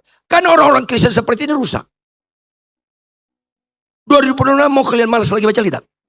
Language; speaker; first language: Indonesian; native; Indonesian